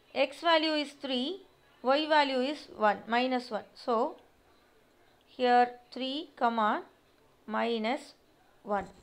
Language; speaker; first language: English; non-native, local second language; Tamil